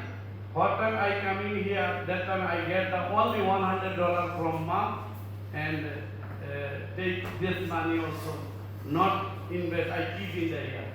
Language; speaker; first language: English; non-native, learner; Bangla